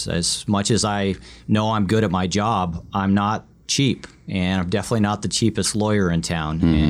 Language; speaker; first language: English; early bilingual, other home language; Vietnamese